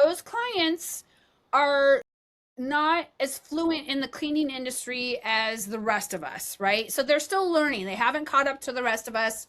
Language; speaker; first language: English; native; English